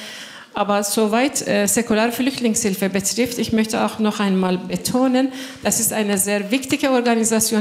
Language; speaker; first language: German; non-native, fluent; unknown